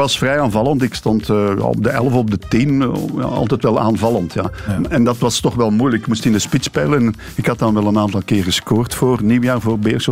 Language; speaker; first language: Dutch; native; Dutch